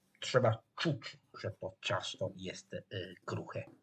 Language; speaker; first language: Polish; non-native, fluent; Italian